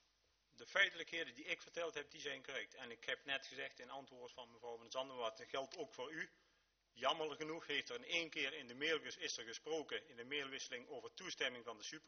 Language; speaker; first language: Dutch; native; Dutch